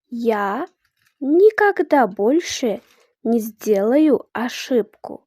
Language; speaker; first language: Russian; non-native, fluent; Uzbek